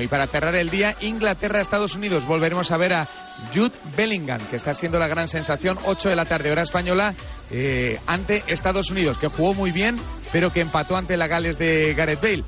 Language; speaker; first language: Spanish; native; Spanish